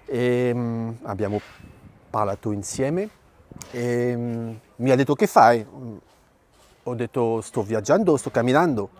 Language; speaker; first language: Italian; non-native, fluent; French